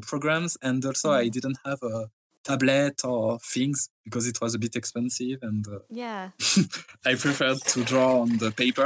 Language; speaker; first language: English; non-native, fluent; French